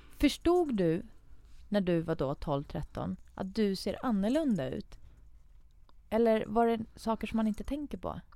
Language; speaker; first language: Swedish; early bilingual, other home language; Persian